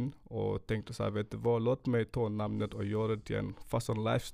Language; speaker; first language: Swedish; non-native, fluent; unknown